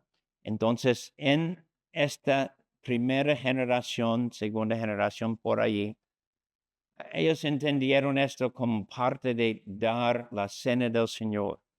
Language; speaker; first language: Spanish; non-native, fluent; English